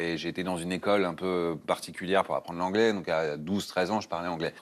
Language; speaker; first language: French; native; French